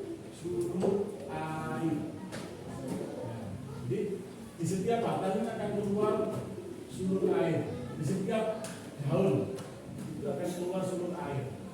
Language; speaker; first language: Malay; non-native, local second language; Javanese